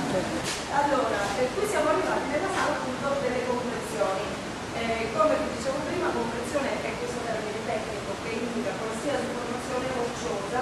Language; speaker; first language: Italian; native; Italian